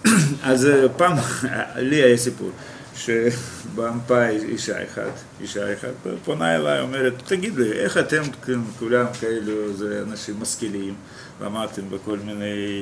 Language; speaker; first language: Hebrew; non-native, fluent; Russian